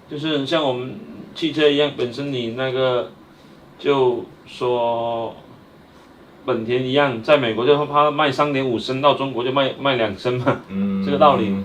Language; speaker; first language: Chinese; native; Chinese